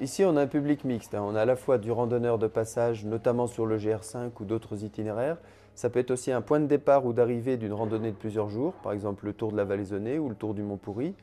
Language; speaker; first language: French; native; French